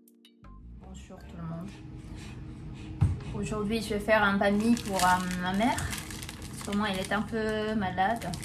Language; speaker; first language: French; non-native, fluent; Korean